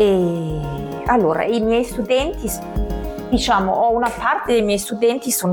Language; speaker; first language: Italian; non-native, fluent; German